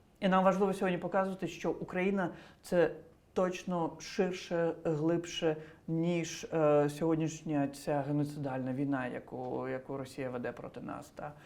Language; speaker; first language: Ukrainian; non-native, local second language; Crimean Tatar